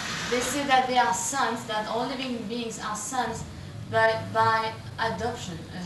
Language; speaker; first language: English; non-native, fluent; French